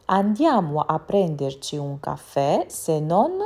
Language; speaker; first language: Italian; non-native, fluent; Georgian